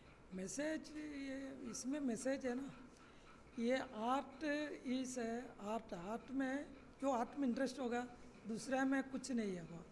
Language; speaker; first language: Hindi; non-native, learner; Malayalam